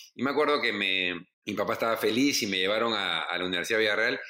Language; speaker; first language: Spanish; native; Spanish